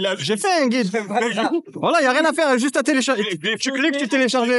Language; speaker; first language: French; native; French